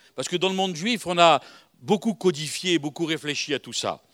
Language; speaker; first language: French; native; French